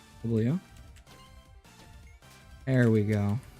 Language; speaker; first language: English; native; English